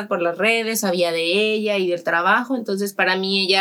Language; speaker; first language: Spanish; native; Spanish